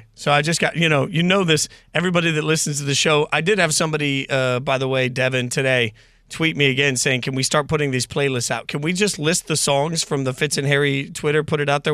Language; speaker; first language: English; native; English